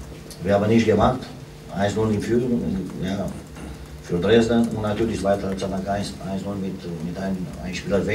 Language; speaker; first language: German; non-native, fluent; Romanian